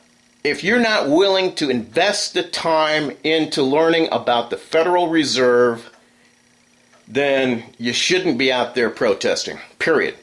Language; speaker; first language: English; native; English